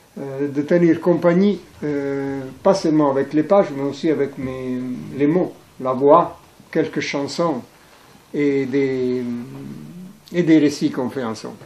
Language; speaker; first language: French; non-native, fluent; Italian